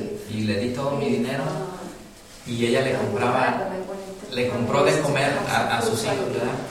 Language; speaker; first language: Spanish; native; Spanish